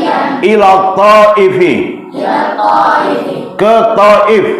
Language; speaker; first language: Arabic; non-native, fluent; Indonesian